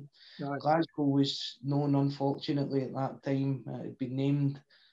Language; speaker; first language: English; native; English